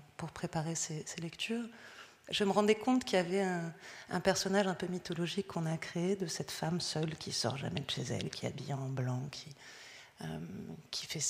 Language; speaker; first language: French; early bilingual, heritage; French